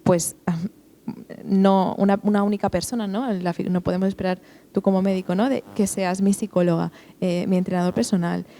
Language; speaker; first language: Spanish; non-native, local second language; Catalan